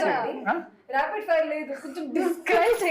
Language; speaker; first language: Telugu; non-native, local second language; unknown